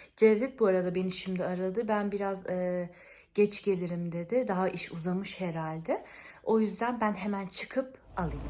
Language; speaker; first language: Turkish; early bilingual, heritage; Turkish